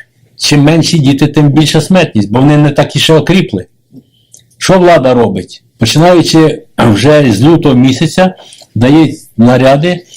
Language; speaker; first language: Ukrainian; native; Ukrainian